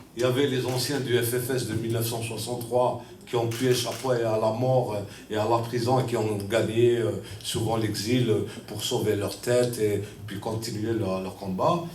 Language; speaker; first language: French; non-native, local second language; Kabyle